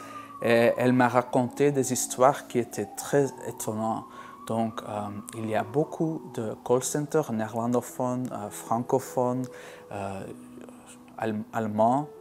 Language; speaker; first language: French; non-native, local second language; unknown